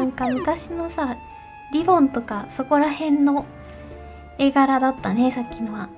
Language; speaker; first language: Japanese; native; Japanese